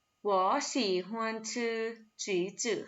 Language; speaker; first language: Chinese; non-native, fluent; Thai